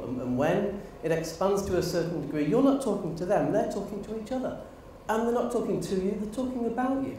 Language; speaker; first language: English; native; English